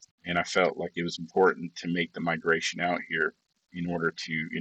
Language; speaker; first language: English; early bilingual, other home language; Spanish